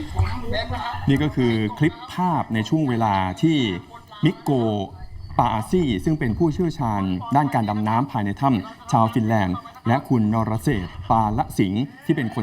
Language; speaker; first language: Thai; native; Thai